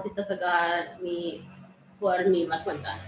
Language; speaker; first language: Spanish; non-native, learner; English